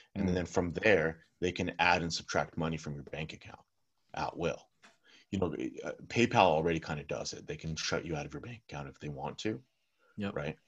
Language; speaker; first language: English; early bilingual, other home language; Russian